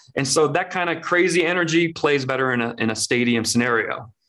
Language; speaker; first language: English; early bilingual, other home language; Persian